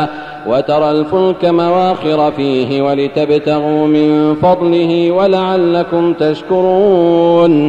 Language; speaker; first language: Arabic; native; Arabic